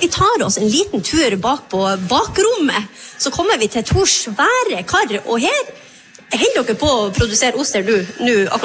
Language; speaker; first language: Norwegian; native; Norwegian